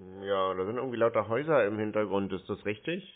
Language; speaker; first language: German; native; German